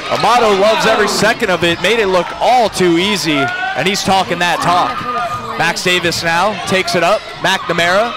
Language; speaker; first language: English; native; English